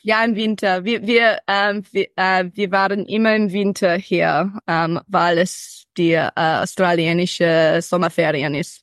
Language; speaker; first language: German; early bilingual, heritage; English